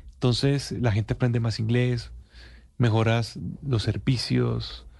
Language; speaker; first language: Spanish; native; Spanish